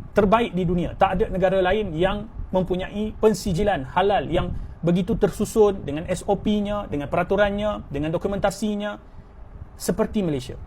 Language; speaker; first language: Malay; native; Malay